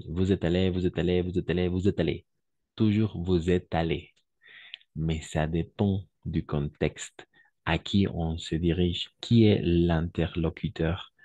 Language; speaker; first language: French; non-native, fluent; Spanish